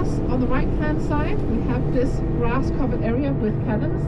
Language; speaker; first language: English; non-native, fluent; Danish